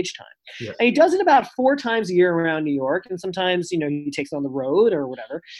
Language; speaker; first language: English; native; English